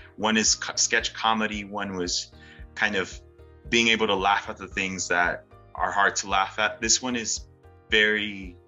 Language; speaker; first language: English; early bilingual, other home language; Spanish